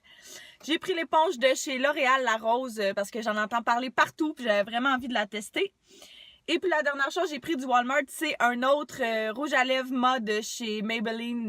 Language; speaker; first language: French; native; French